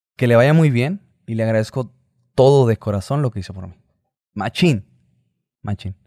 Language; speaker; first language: Spanish; native; Spanish